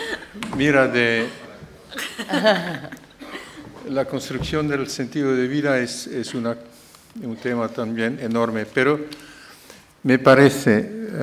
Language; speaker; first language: Spanish; non-native, fluent; Dutch